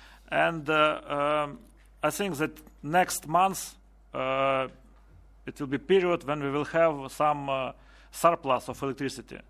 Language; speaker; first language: English; non-native, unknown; Ukrainian